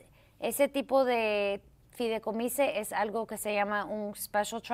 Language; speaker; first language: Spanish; early bilingual, heritage; Spanish